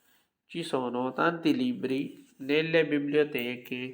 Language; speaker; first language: Italian; non-native, fluent; Urdu